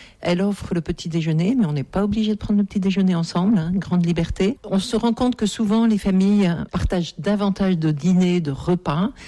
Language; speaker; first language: French; native; French